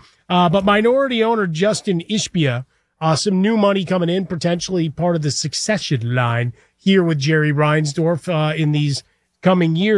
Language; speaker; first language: English; native; English